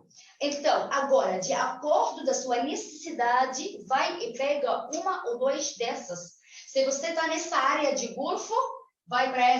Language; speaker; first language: Portuguese; non-native, fluent; Arabic